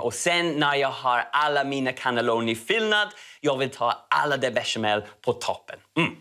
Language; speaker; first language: Swedish; non-native, learner; English